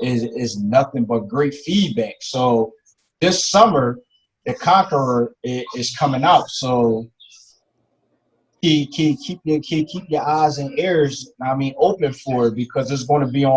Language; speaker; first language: English; native; English